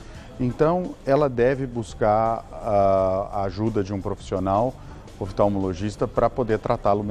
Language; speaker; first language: Portuguese; native; Portuguese